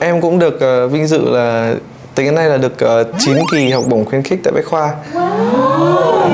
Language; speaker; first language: Vietnamese; native; Vietnamese